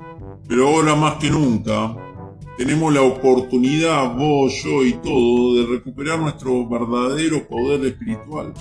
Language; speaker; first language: Spanish; native; Spanish